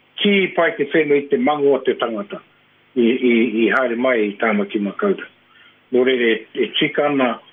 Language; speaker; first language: Māori; non-native, local second language; English